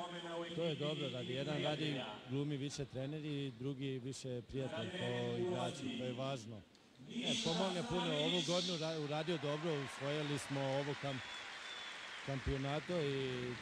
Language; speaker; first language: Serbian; early bilingual, heritage; Swedish